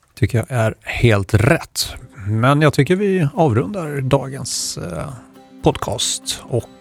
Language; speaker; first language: Swedish; native; Swedish